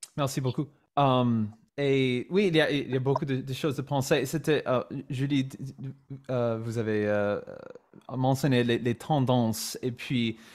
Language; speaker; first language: French; non-native, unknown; English